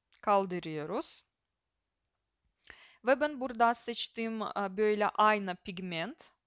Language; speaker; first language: Turkish; non-native, fluent; Russian